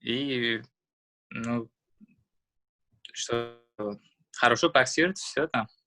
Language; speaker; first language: Russian; non-native, learner; Uzbek